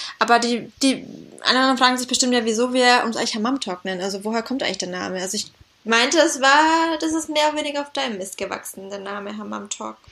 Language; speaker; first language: German; native; German